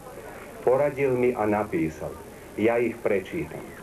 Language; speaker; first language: Slovak; native; Slovak